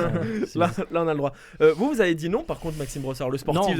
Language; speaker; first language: French; native; French